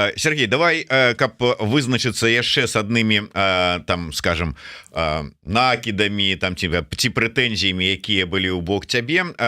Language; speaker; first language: Belarusian; native; Belarusian